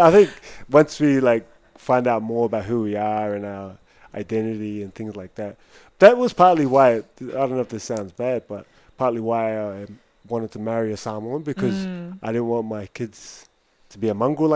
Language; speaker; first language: English; native; English